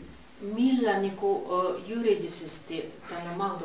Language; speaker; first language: Finnish; non-native, fluent; Russian